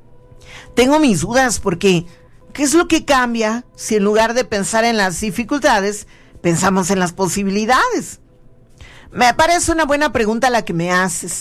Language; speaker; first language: Spanish; native; Spanish